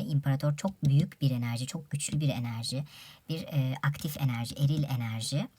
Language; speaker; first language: Turkish; native; Turkish